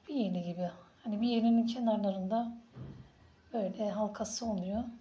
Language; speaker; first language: Turkish; native; Turkish